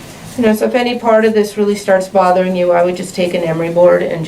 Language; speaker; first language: English; native; English